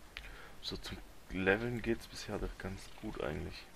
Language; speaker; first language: German; native; German